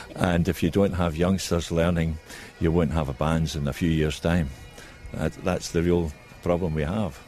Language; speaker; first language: English; native; English